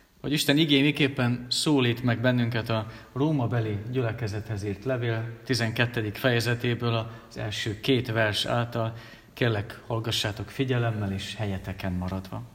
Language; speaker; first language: Hungarian; native; Hungarian